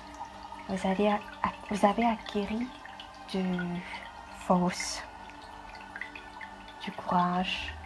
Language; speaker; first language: French; non-native, fluent; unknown